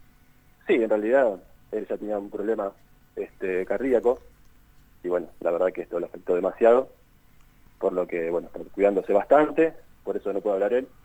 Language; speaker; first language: Spanish; native; Spanish